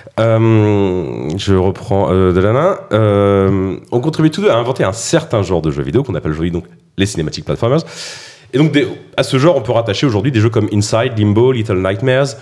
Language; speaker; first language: French; native; French